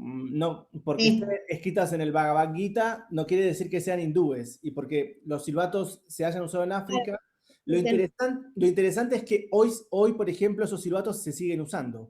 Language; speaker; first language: Spanish; native; Spanish